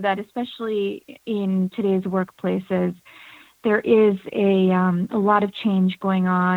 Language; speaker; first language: English; native; English